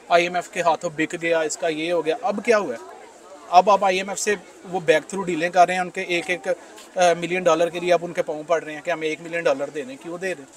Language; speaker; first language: Urdu; non-native, local second language; Punjabi